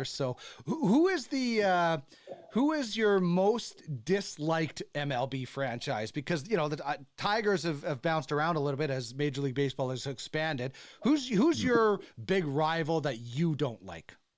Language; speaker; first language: English; native; English